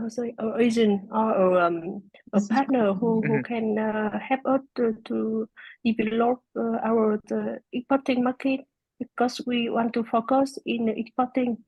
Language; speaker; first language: English; non-native, learner; Vietnamese